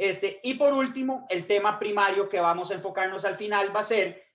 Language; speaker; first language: Spanish; native; Spanish